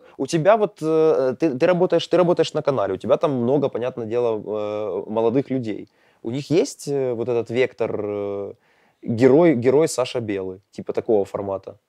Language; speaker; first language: Russian; native; Russian